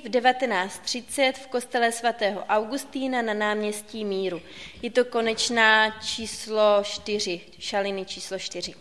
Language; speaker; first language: Czech; native; Czech